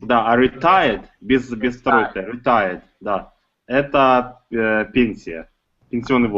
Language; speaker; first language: Russian; native; Russian